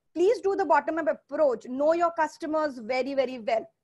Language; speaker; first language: English; non-native, local second language; Hindi